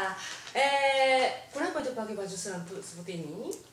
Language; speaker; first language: Indonesian; non-native, fluent; Japanese